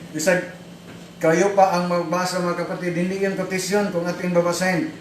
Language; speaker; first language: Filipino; non-native, local second language; Cebuano